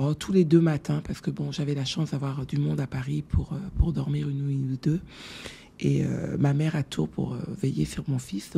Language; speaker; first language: French; native; French